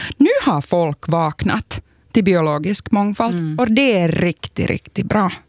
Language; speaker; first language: Swedish; native; Swedish